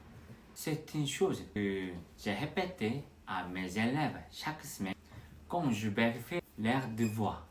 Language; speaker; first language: French; non-native, fluent; Korean